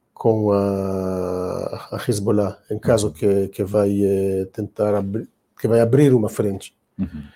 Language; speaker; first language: Portuguese; non-native, learner; Hebrew